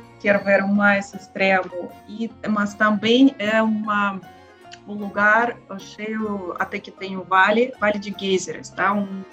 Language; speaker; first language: Portuguese; non-native, learner; Russian